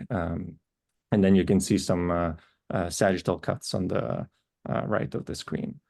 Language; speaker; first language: English; native; English